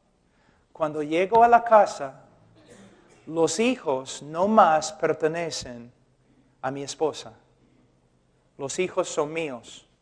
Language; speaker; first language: Spanish; non-native, fluent; English